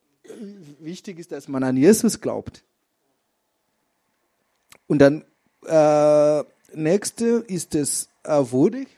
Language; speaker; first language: German; non-native, fluent; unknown